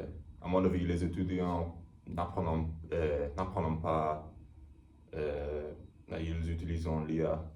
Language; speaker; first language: French; non-native, learner; English